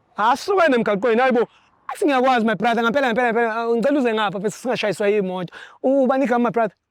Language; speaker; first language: Zulu; native; Zulu